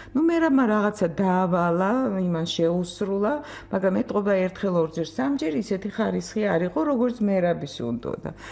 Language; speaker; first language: Georgian; non-native, fluent; Russian